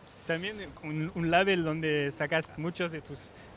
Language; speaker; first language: Spanish; non-native, fluent; French